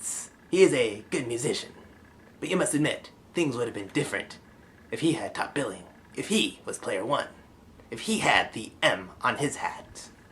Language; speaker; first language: English; native; English